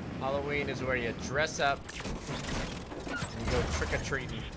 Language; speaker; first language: English; native; English